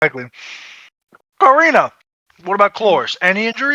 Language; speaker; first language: English; native; English